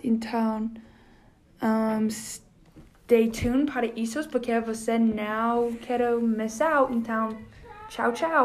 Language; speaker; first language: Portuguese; non-native, learner; English